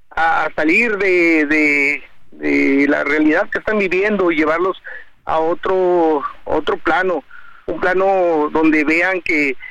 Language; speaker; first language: Spanish; native; Spanish